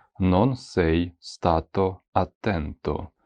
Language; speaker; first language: Italian; non-native, fluent; Ukrainian